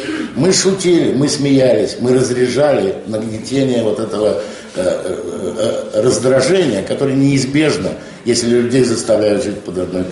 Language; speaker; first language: Russian; native; Russian